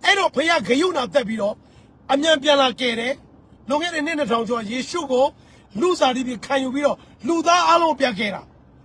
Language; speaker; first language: Burmese; native; Burmese